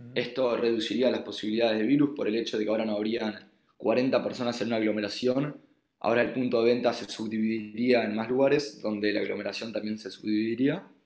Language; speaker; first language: Spanish; native; Spanish